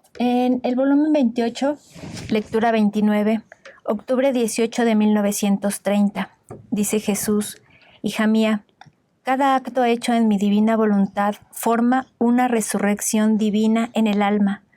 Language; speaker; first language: Spanish; native; Spanish